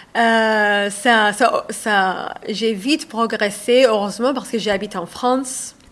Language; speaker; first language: French; non-native, fluent; Arabic